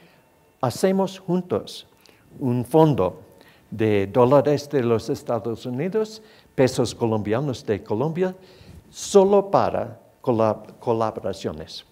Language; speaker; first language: Spanish; non-native, fluent; English